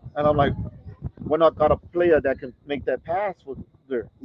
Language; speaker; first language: English; native; English